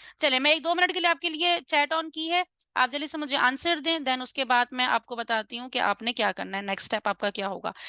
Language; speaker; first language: Urdu; non-native, local second language; Punjabi